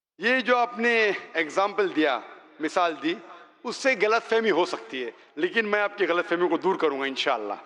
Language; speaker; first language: Urdu; non-native, local second language; Konkani